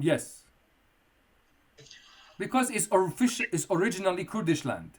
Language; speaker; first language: English; non-native, fluent; Kurdish